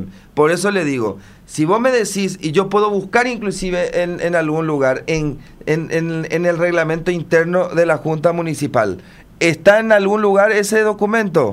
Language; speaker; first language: Spanish; native; Spanish